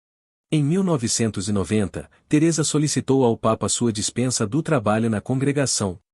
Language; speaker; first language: Portuguese; native; Portuguese